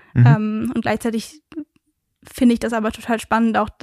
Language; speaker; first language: German; native; German